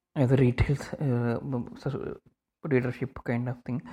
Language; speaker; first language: English; non-native, local second language; Telugu